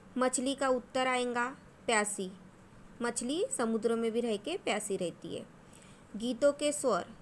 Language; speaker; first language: Hindi; non-native, local second language; Marathi